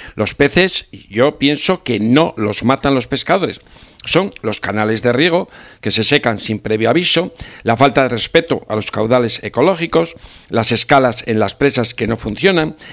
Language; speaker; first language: Spanish; native; Spanish